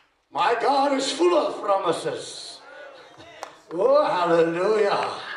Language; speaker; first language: English; non-native, local second language; Afrikaans